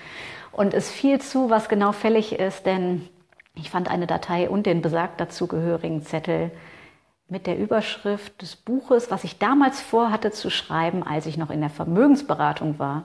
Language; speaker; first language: German; native; German